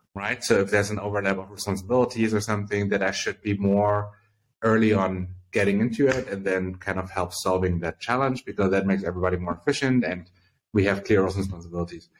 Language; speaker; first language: English; early bilingual, other home language; Chinese